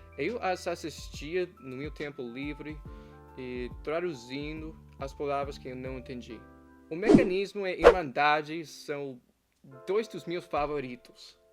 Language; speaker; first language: Portuguese; non-native, fluent; English